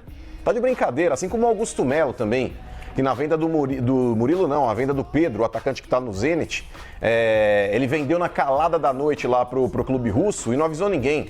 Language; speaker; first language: Portuguese; native; Portuguese